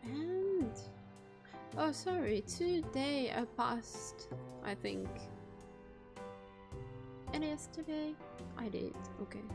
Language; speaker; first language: English; non-native, learner; Japanese